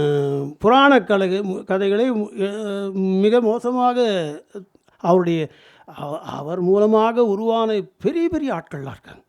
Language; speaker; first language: Tamil; native; Tamil